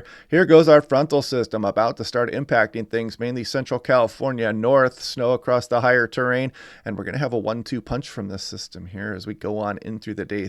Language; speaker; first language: English; native; English